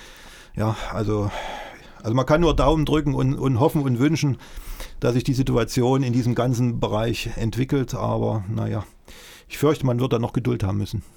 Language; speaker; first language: German; native; German